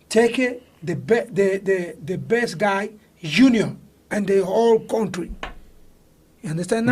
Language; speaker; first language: English; non-native, learner; Spanish